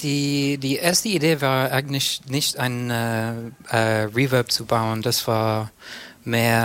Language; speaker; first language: German; non-native, learner; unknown